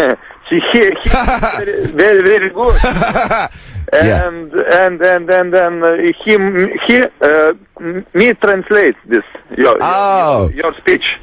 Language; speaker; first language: English; non-native, learner; Lithuanian